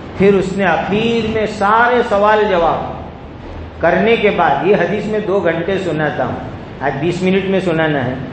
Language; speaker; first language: Urdu; non-native, local second language; Gujarati